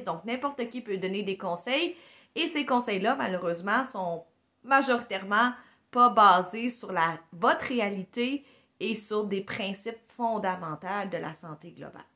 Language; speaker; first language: French; native; French